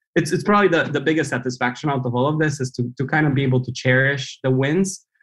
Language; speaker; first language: English; non-native, fluent; Romanian